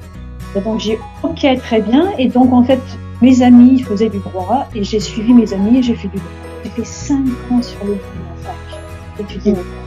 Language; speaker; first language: French; native; French